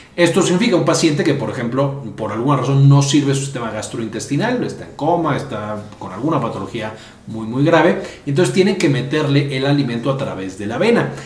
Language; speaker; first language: Spanish; native; Spanish